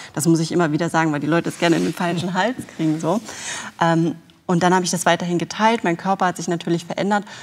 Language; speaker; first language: German; native; German